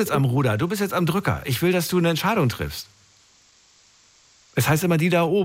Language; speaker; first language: German; native; German